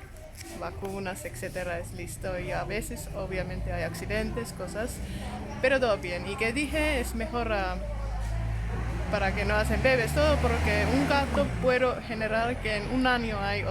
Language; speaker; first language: Spanish; non-native, learner; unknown